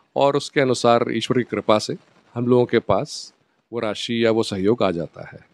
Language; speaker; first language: Hindi; native; Hindi